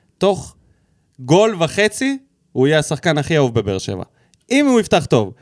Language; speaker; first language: Hebrew; early bilingual, other home language; Russian